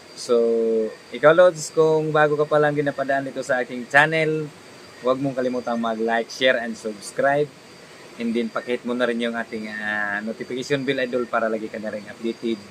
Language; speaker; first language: Filipino; non-native, local second language; Cebuano